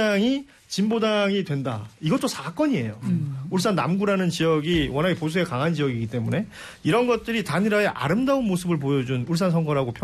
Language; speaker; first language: Korean; native; Korean